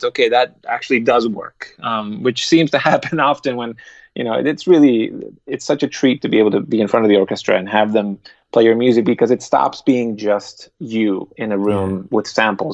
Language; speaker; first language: English; non-native, fluent; Spanish